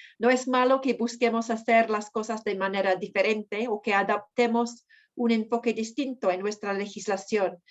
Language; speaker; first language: Spanish; non-native, fluent; English